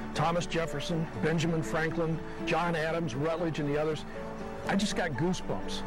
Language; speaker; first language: English; native; English